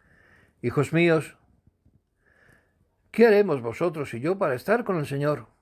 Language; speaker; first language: Spanish; native; Spanish